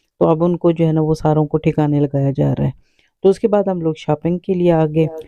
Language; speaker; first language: Urdu; native; Urdu